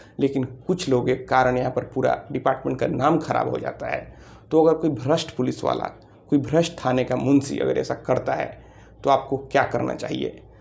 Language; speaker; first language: Hindi; native; Hindi